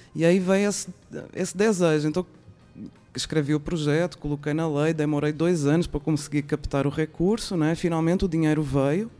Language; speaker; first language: Portuguese; native; Portuguese